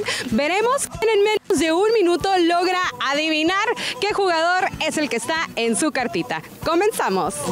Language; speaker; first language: Spanish; native; Spanish